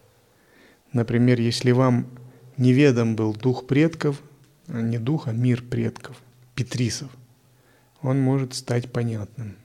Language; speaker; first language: Russian; native; Russian